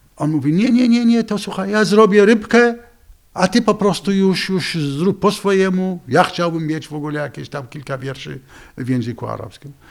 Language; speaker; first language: Polish; non-native, fluent; Arabic